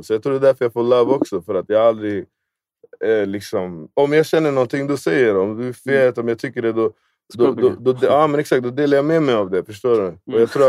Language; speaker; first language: Swedish; native; Swedish